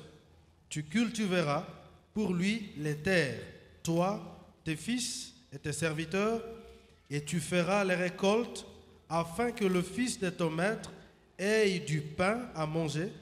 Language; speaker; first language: French; non-native, local second language; Lingala